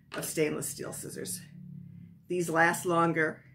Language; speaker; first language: English; native; English